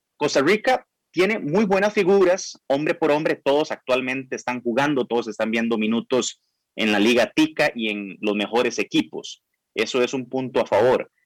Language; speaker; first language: Spanish; native; Spanish